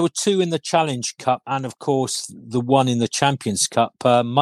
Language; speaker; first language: English; non-native, local second language; Welsh